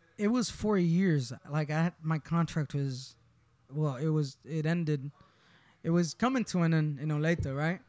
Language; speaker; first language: English; early bilingual, other home language; Spanish